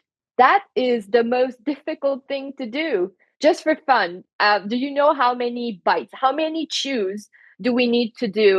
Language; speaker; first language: English; non-native, fluent; French